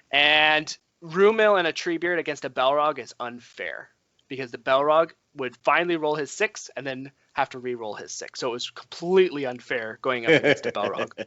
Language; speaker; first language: English; native; English